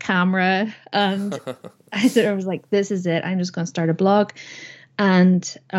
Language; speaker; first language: English; native; English